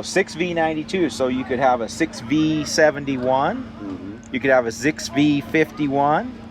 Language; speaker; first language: English; native; English